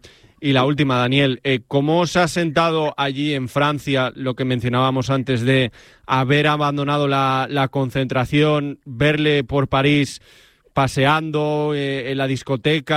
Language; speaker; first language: Spanish; native; Spanish